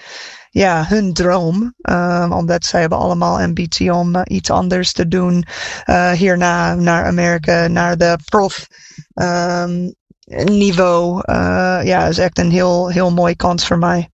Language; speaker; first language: Dutch; non-native, fluent; English